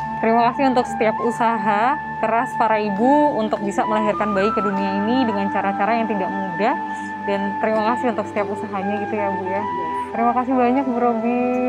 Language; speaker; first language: Indonesian; native; Indonesian